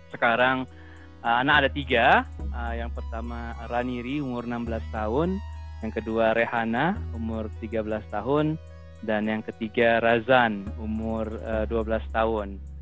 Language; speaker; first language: Indonesian; native; Indonesian